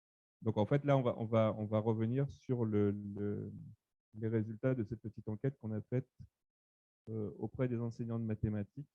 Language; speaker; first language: French; native; French